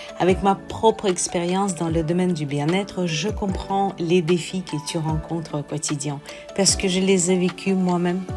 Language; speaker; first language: French; non-native, fluent; Russian